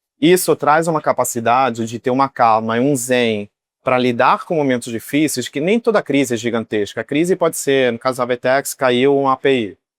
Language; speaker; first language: Portuguese; non-native, fluent; Italian